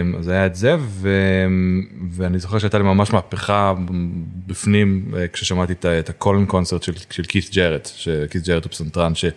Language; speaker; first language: Hebrew; native; Hebrew